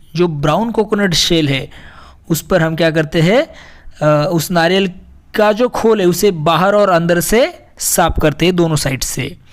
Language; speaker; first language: Hindi; native; Hindi